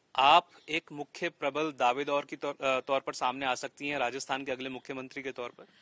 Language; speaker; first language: Hindi; native; Hindi